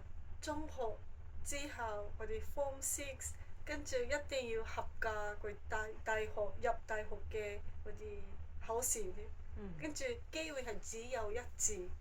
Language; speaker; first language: Cantonese; non-native, fluent; Japanese